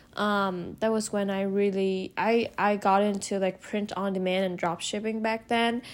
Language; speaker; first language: English; non-native, fluent; Vietnamese